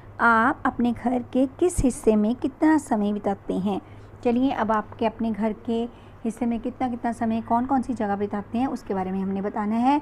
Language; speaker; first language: Hindi; native; Hindi